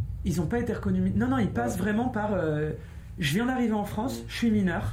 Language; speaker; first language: French; native; French